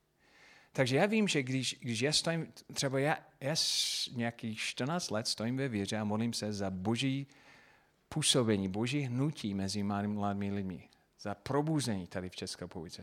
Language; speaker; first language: Czech; non-native, fluent; English